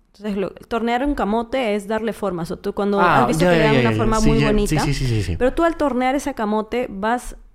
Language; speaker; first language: Spanish; native; Spanish